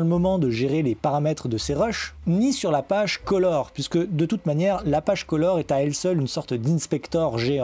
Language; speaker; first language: French; native; French